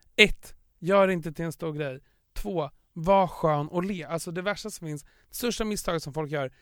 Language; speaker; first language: Swedish; native; Swedish